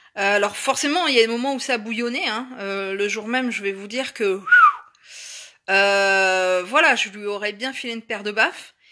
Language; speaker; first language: French; native; French